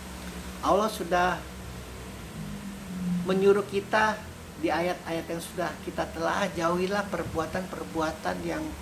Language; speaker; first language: Indonesian; native; Indonesian